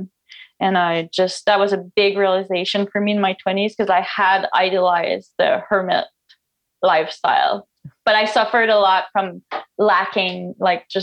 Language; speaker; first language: English; non-native, fluent; French